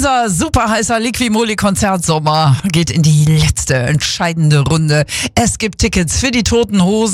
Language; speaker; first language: German; native; German